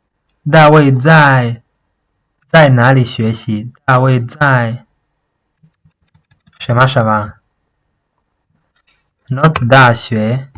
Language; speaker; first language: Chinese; non-native, fluent; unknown